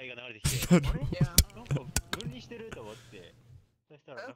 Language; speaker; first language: Japanese; native; Japanese